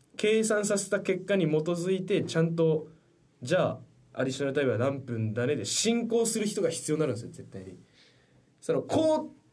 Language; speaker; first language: Japanese; native; Japanese